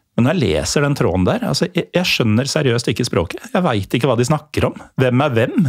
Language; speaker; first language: Norwegian; native; Norwegian